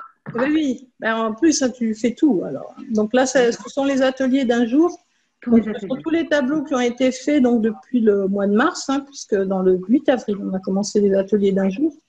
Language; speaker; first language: French; native; French